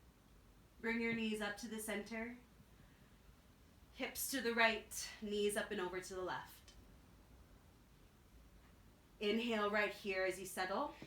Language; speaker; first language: English; native; English